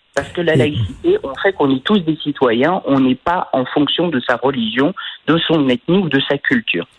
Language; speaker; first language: French; native; French